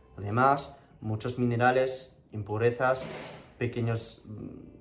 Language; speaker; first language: Spanish; non-native, fluent; French